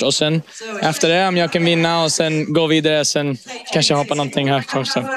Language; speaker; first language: Swedish; early bilingual, heritage; English